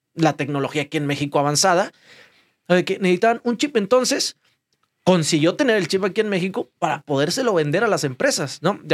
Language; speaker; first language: Spanish; native; Spanish